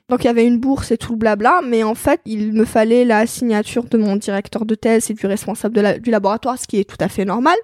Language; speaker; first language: French; non-native, local second language; Arabic